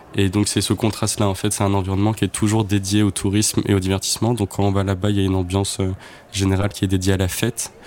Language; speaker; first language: French; native; French